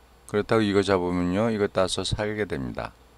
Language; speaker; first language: Korean; native; Korean